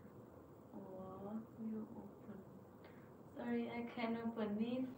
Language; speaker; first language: English; non-native, learner; Vietnamese